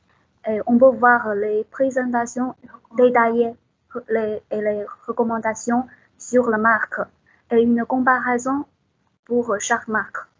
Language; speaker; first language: French; non-native, fluent; Chinese